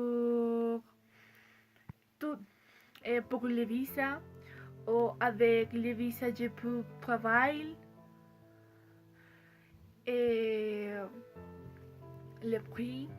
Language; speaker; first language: French; non-native, learner; Spanish